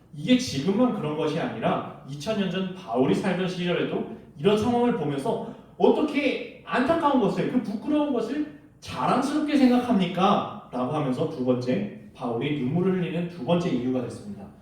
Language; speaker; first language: Korean; native; Korean